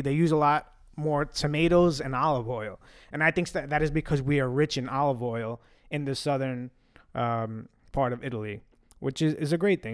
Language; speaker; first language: English; early bilingual, other home language; Italian